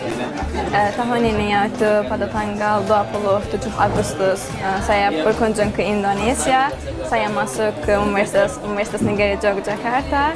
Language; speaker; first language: Indonesian; non-native, learner; Azerbaijani